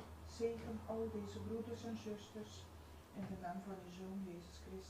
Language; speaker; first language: Dutch; non-native, local second language; Papiamento